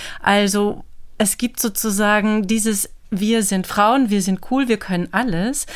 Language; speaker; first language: German; native; German